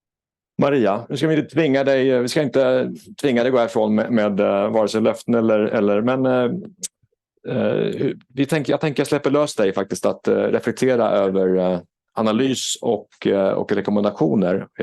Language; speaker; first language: Swedish; native; Swedish